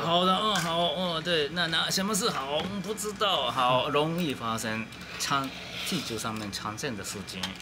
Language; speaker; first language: Chinese; non-native, learner; Japanese